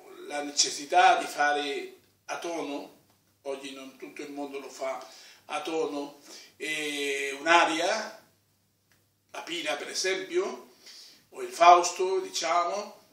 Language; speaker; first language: Italian; non-native, fluent; Spanish